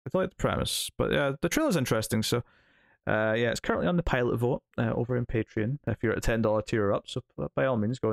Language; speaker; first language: English; native; English